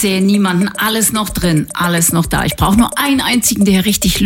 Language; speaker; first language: German; native; German